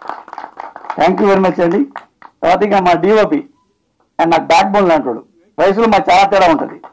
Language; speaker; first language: Telugu; native; Telugu